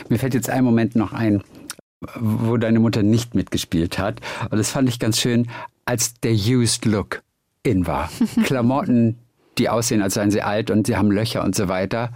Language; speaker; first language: German; native; German